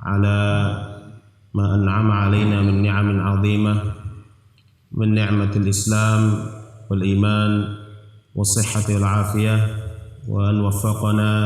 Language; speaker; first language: Arabic; non-native, fluent; Indonesian